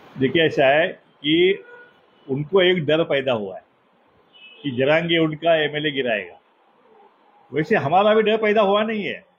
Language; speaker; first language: Hindi; non-native, local second language; Marathi